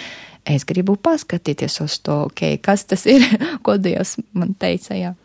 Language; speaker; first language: Latvian; non-native, local second language; Russian